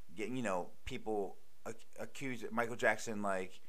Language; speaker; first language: English; native; English